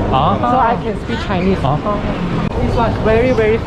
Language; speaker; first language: English; non-native, learner; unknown